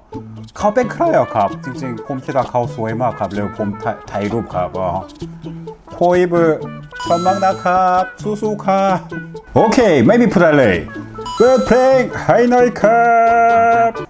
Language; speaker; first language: Thai; non-native, learner; Korean